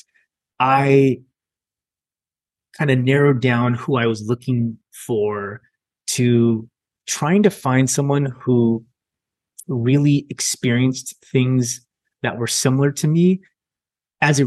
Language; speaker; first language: English; native; English